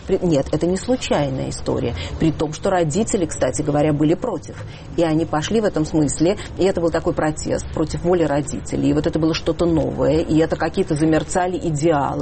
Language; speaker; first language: Russian; native; Russian